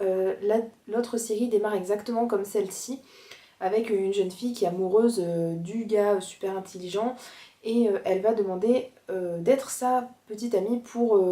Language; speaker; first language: French; native; French